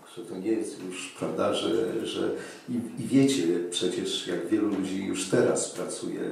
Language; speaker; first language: Polish; native; Polish